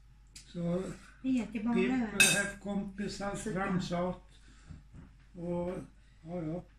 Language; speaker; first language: English; non-native, learner; Swedish